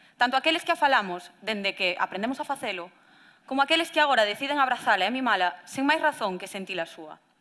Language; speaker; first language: Galician; native; Galician